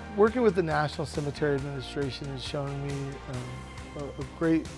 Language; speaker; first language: English; native; English